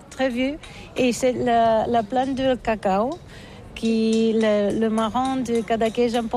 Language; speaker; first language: French; non-native, learner; Catalan